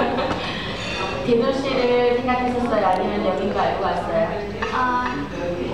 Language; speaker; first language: Italian; non-native, fluent; Korean